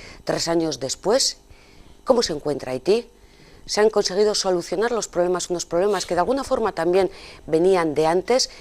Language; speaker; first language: Spanish; native; Spanish